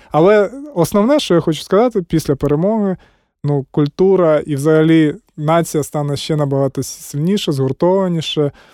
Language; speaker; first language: Ukrainian; non-native, local second language; Russian